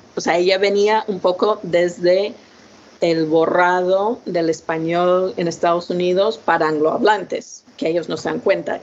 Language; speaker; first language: Spanish; non-native, fluent; English